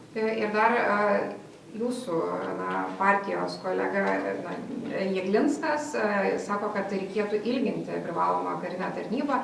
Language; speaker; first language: Lithuanian; native; Lithuanian